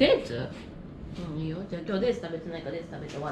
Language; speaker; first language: Japanese; native; Japanese